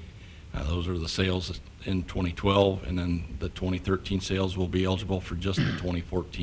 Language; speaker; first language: English; native; English